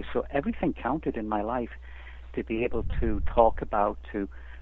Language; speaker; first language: English; native; English